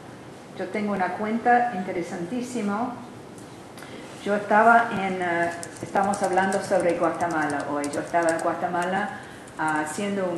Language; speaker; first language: Spanish; non-native, learner; English